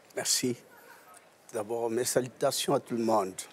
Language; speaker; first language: French; non-native, local second language; Lingala